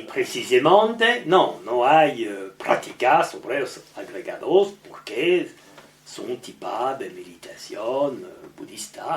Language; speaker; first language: Spanish; non-native, learner; French